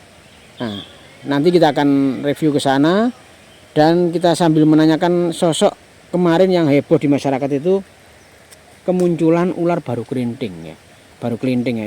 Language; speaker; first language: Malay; non-native, local second language; Javanese